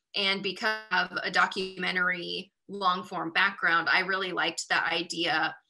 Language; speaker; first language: English; native; English